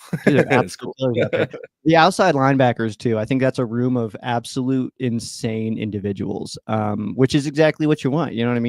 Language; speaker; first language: English; native; English